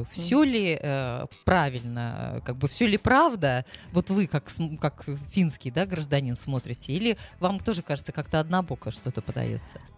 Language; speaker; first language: Russian; native; Russian